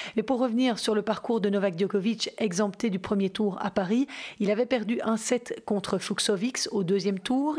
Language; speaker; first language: French; native; French